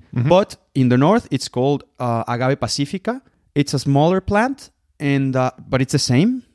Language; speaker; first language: English; non-native, fluent; Spanish